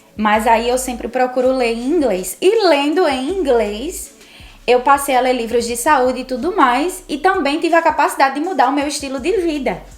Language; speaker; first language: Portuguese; native; Portuguese